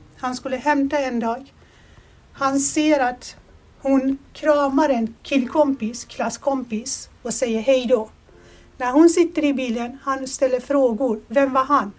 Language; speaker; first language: Swedish; non-native, fluent; Persian